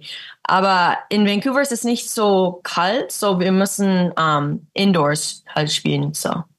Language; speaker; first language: German; early bilingual, heritage; English